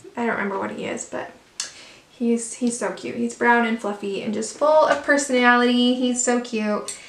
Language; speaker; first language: English; native; English